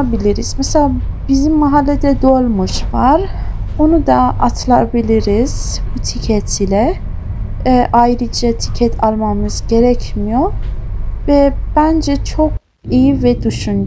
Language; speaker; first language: Turkish; non-native, fluent; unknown